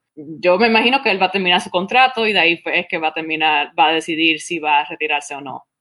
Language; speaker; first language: Spanish; early bilingual, heritage; Spanish